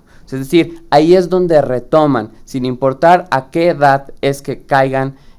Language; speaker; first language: Spanish; native; Spanish